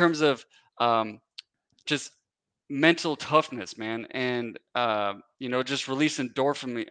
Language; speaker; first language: English; native; English